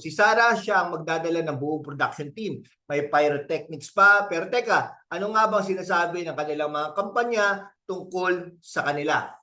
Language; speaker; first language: Filipino; native; Filipino